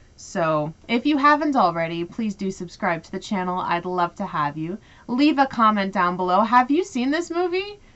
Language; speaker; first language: English; native; English